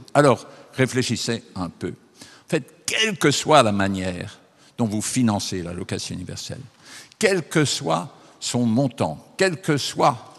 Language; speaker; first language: French; native; French